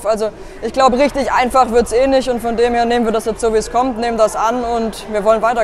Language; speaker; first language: German; native; German